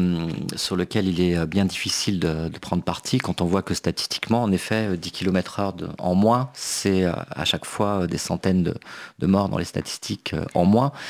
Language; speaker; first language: French; native; French